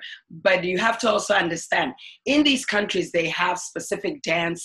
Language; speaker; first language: English; non-native, local second language; Akan